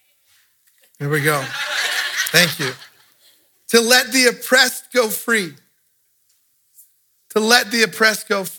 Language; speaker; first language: English; native; English